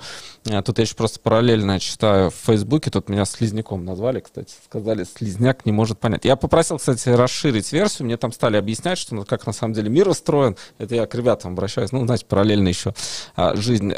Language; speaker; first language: Russian; native; Russian